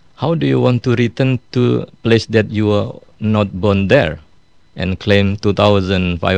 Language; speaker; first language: English; non-native, fluent; Indonesian